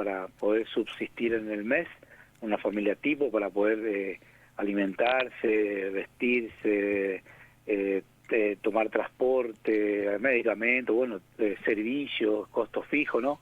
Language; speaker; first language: Spanish; native; Spanish